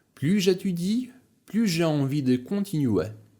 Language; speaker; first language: French; non-native, fluent; Polish